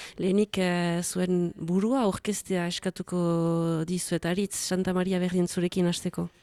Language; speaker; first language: Basque; native; Basque